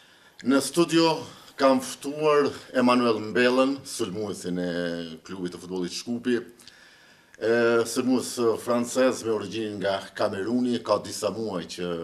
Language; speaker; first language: Albanian; native; Albanian